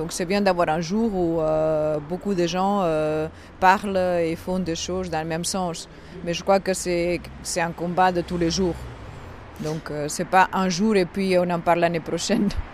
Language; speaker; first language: French; non-native, fluent; Spanish